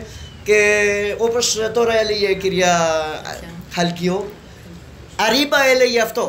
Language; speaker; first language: Greek; non-native, learner; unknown